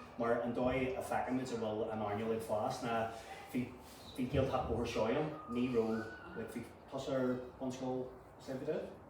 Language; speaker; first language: Irish; non-native, local second language; English